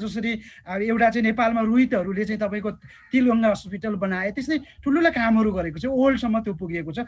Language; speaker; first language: Nepali; non-native, local second language; Eastern Tamang